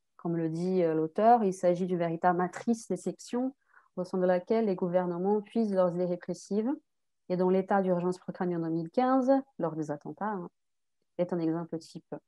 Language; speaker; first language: French; native; French